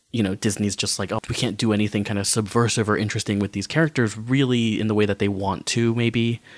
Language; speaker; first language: English; native; English